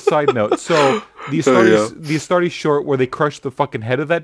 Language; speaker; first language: English; native; English